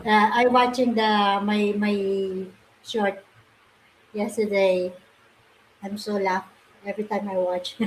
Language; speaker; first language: English; non-native, local second language; Filipino